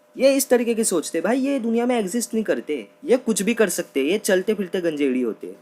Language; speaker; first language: Hindi; non-native, local second language; Marathi